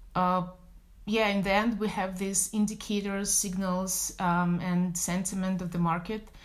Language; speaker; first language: English; non-native, fluent; Russian